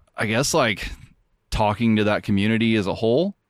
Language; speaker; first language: English; native; English